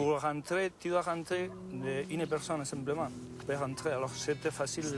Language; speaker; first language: French; non-native, fluent; Spanish